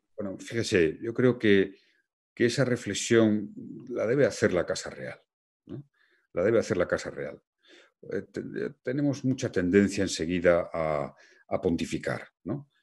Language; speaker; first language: Spanish; native; Spanish